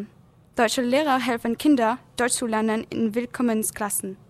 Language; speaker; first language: German; non-native, learner; French